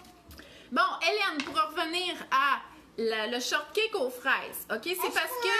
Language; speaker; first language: French; native; French